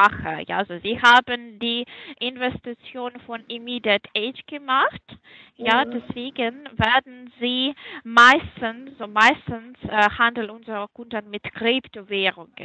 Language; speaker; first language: German; non-native, fluent; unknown